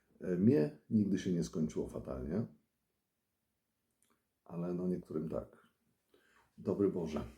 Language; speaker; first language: Polish; native; Polish